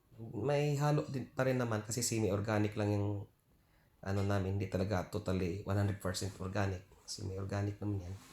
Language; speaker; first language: Filipino; non-native, local second language; Cebuano